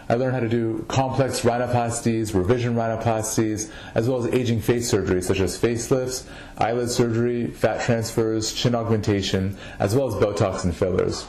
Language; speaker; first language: English; native; English